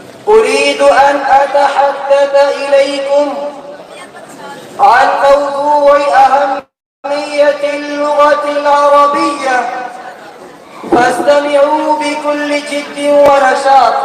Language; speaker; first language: Arabic; non-native, learner; Urdu